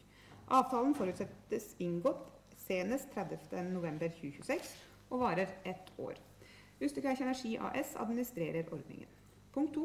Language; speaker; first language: Norwegian; native; Norwegian